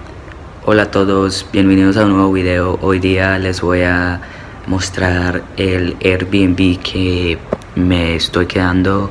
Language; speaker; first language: Spanish; early bilingual, heritage; Spanish